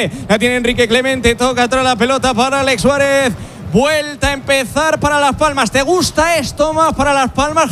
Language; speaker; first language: Spanish; native; Spanish